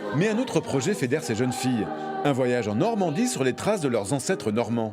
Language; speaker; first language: French; native; French